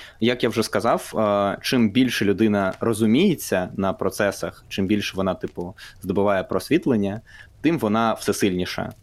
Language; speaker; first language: Ukrainian; non-native, local second language; Russian